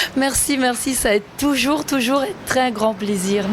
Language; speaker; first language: French; non-native, fluent; Italian